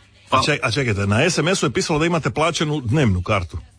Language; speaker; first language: Serbian; native; Serbian